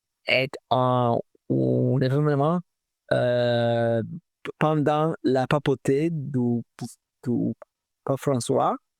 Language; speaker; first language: French; non-native, fluent; Italian